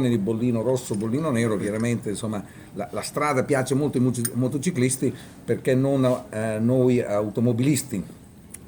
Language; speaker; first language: Italian; native; Italian